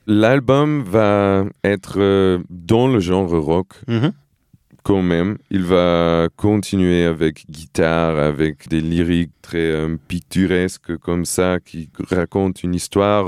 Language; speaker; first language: French; non-native, fluent; Portuguese